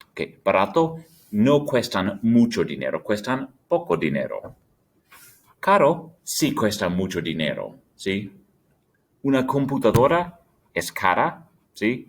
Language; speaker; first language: Spanish; non-native, fluent; English